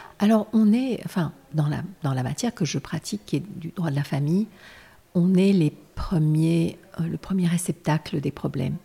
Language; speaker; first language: French; non-native, local second language; Armenian